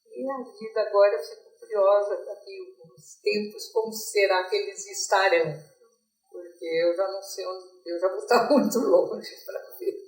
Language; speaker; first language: Portuguese; native; Portuguese